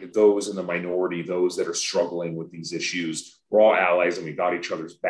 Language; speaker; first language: English; native; English